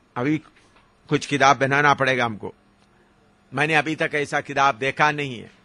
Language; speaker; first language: Hindi; non-native, local second language; Malayalam